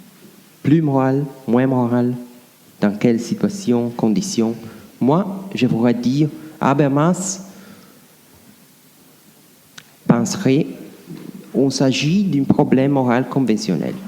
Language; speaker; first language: French; non-native, fluent; Italian